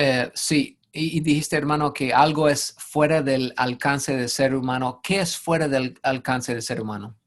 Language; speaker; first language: Spanish; non-native, fluent; English